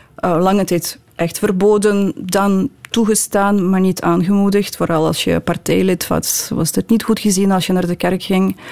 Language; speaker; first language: Dutch; non-native, fluent; Ukrainian